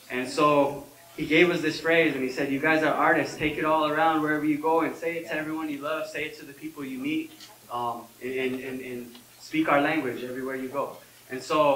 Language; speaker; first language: English; native; English